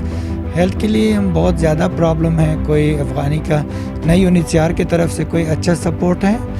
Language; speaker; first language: Hindi; non-native, fluent; Persian